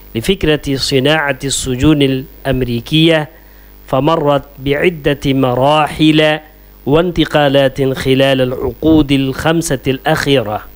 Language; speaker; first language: Arabic; non-native, fluent; Urdu